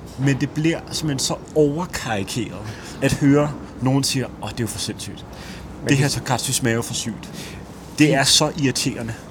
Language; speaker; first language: Danish; native; Danish